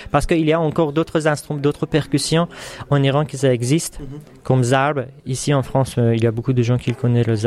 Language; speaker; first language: French; non-native, fluent; Persian